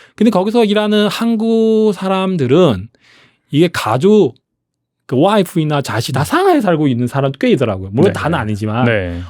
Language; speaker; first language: Korean; early bilingual, heritage; Korean